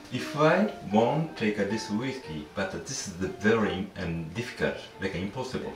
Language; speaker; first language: English; non-native, learner; Japanese